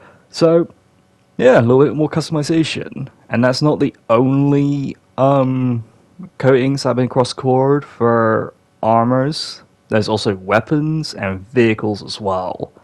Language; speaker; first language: English; native; English